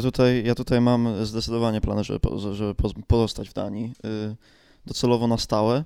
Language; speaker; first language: Polish; native; Polish